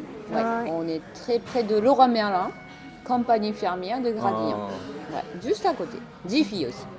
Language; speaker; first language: French; non-native, fluent; Japanese